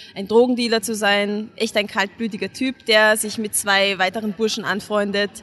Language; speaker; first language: German; non-native, fluent; Hungarian